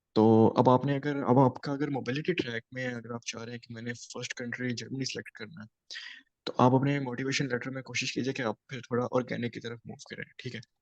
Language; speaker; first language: Urdu; non-native, local second language; Punjabi